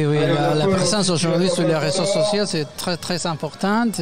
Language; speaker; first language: French; non-native, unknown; Spanish